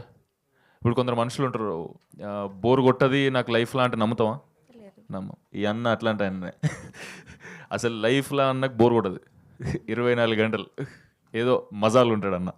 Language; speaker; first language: Telugu; native; Telugu